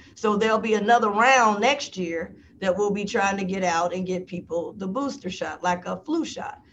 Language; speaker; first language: English; native; English